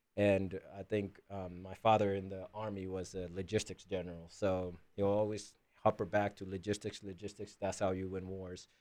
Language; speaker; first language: English; early bilingual, other home language; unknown